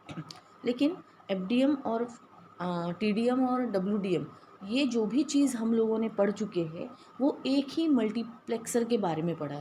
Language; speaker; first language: Hindi; non-native, local second language; Marathi